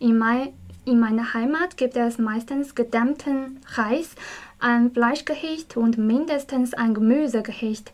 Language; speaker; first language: German; non-native, learner; Chinese